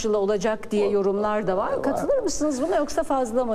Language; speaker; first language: Turkish; native; Turkish